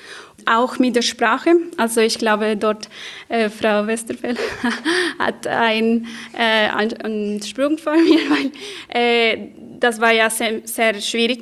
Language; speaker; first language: German; non-native, fluent; Spanish